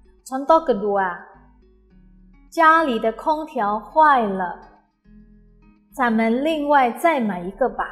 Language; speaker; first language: Chinese; non-native, fluent; Indonesian